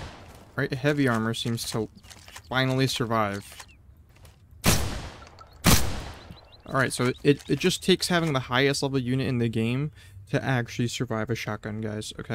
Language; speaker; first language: English; native; English